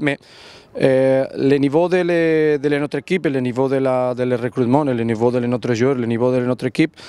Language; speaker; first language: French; non-native, learner; Catalan